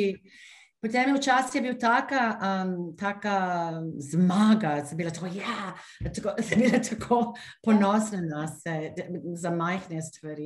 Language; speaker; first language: Slovenian; non-native, fluent; English